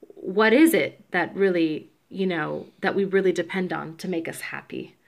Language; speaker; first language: English; native; English